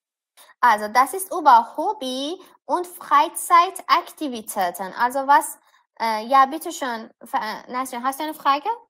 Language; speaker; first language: German; non-native, fluent; Persian